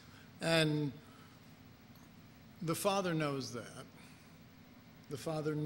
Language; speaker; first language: English; native; English